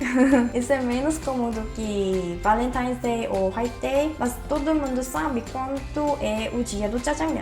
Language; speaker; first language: Portuguese; non-native, fluent; Korean